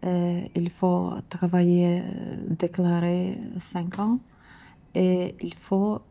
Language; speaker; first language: French; non-native, learner; Ukrainian